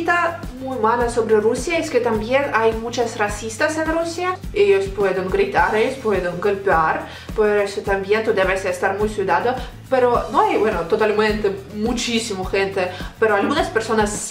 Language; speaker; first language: Spanish; non-native, learner; Russian